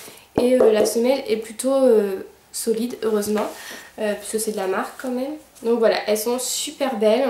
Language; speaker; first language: French; native; French